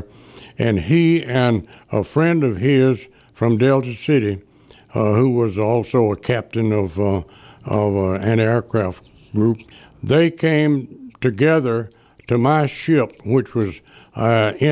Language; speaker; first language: English; native; English